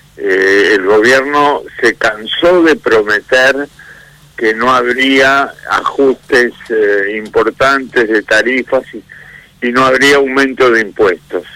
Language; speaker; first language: Spanish; native; Spanish